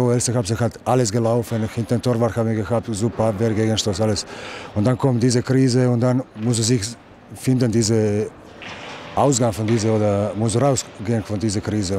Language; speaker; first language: German; non-native, learner; Croatian